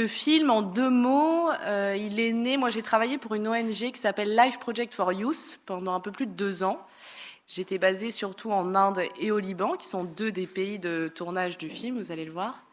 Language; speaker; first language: French; native; French